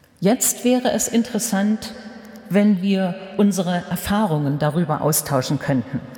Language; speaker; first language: German; native; German